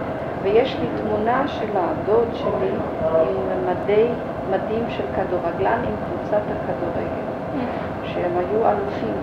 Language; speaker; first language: Hebrew; early bilingual, other home language; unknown